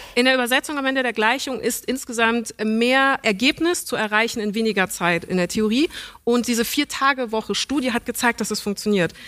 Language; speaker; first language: German; early bilingual, other home language; English